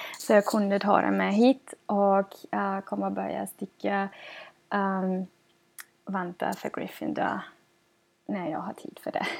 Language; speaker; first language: Swedish; non-native, fluent; German